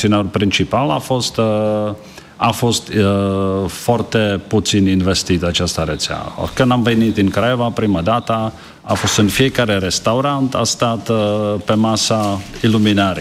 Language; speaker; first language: Romanian; non-native, learner; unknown